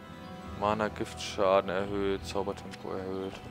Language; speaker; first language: German; native; German